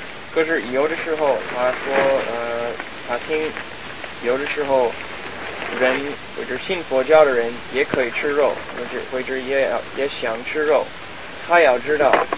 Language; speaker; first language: Chinese; non-native, fluent; English